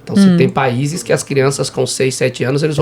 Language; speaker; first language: Portuguese; native; Portuguese